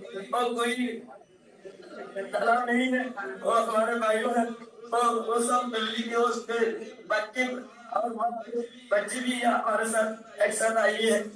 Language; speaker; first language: Hindi; non-native, learner; Rohingya